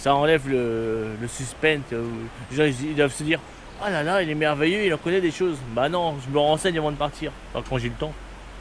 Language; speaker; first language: French; native; French